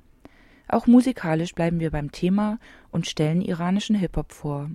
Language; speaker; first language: German; native; German